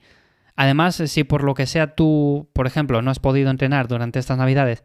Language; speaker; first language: Spanish; native; Spanish